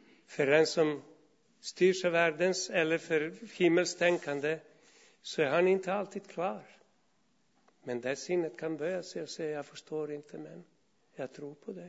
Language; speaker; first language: Swedish; non-native, fluent; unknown